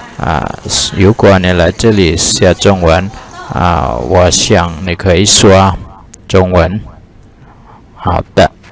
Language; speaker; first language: Chinese; non-native, learner; Thai